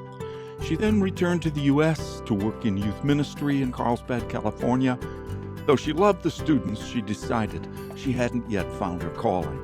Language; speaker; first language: English; native; English